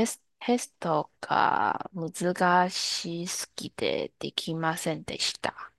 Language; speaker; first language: Japanese; non-native, learner; Chinese